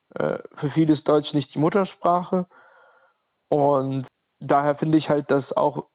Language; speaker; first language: German; non-native, fluent; Ukrainian